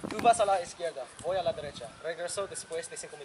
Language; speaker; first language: Spanish; non-native, learner; English